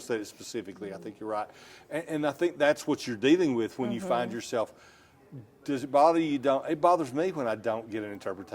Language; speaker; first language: English; native; English